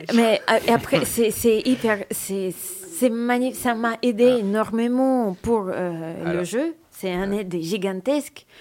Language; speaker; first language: French; non-native, learner; Russian